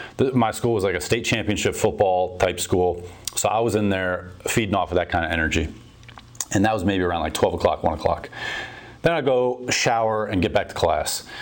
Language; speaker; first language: English; native; English